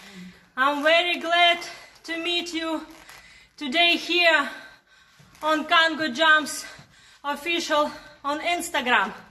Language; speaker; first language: English; non-native, learner; Russian